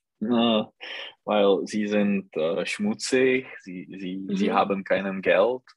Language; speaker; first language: German; non-native, learner; Czech